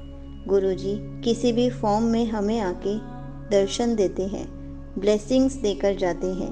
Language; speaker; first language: Hindi; native; Hindi